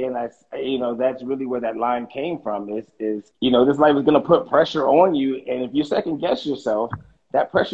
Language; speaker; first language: English; native; English